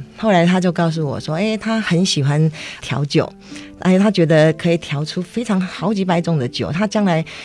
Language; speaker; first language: Chinese; native; Chinese